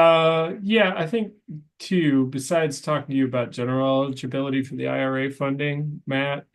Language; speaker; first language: English; native; English